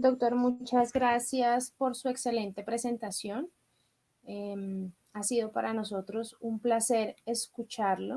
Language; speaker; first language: Spanish; native; Spanish